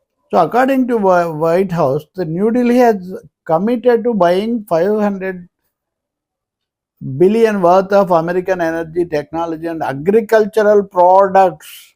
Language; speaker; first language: English; non-native, local second language; Telugu